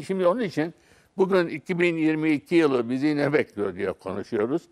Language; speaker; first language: Turkish; non-native, local second language; Arabic